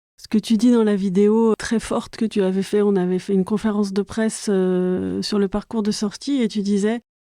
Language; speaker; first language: French; native; French